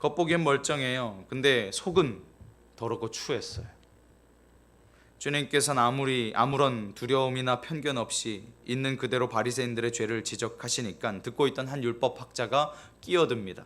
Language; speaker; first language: Korean; native; Korean